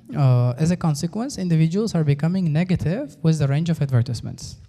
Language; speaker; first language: English; non-native, fluent; Uzbek